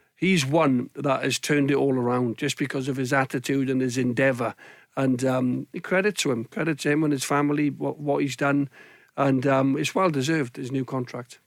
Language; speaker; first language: English; native; English